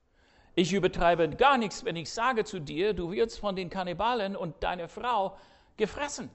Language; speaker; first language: German; non-native, fluent; English